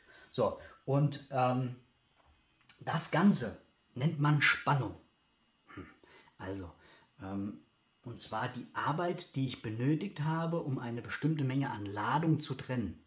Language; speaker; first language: German; native; German